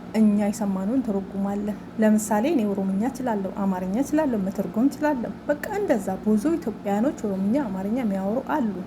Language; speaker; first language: Amharic; non-native, local second language; Oromo